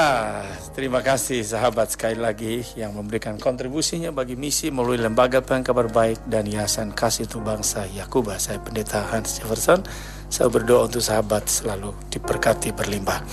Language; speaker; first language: Indonesian; native; Indonesian